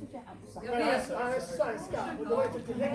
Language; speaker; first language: Swedish; non-native, learner; Somali